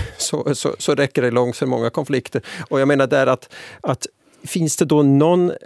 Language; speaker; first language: Swedish; native; Swedish